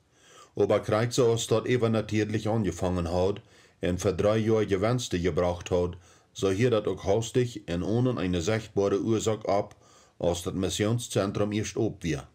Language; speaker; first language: German; early bilingual, heritage; Plautdietsch